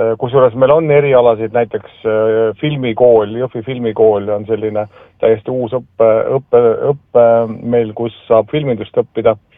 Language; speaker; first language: Estonian; native; Estonian